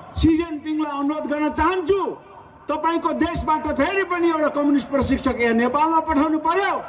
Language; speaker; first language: Nepali; non-native, local second language; Sherpa